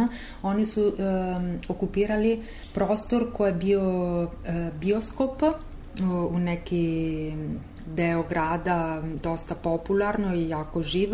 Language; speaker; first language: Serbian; non-native, learner; Italian